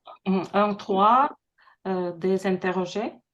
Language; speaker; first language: French; non-native, fluent; Russian